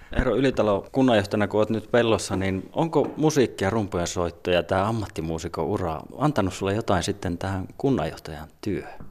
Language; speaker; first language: Finnish; native; Finnish